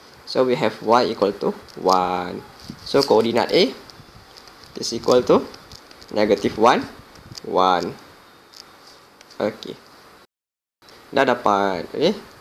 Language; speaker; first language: English; non-native, local second language; Malay